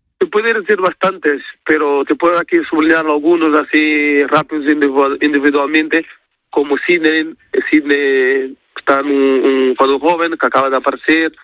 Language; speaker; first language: Spanish; non-native, fluent; Portuguese